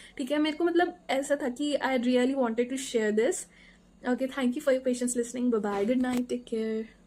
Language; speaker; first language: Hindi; native; Hindi